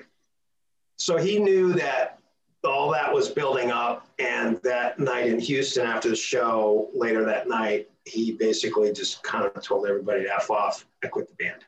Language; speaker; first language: English; native; English